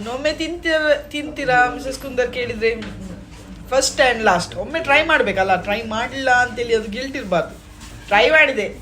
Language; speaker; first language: Kannada; native; Kannada